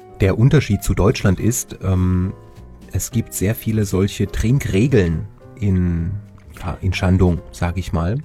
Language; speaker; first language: German; native; German